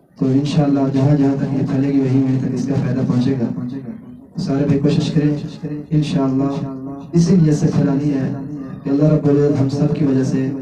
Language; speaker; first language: Urdu; non-native, local second language; Punjabi